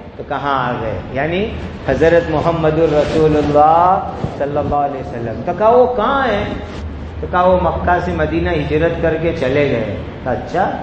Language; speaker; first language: Urdu; non-native, local second language; Gujarati